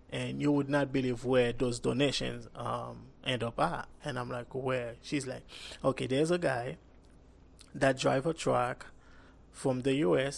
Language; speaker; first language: English; non-native, fluent; Haitian Creole